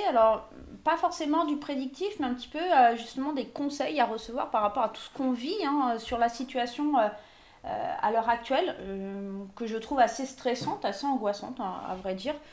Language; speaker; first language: French; native; French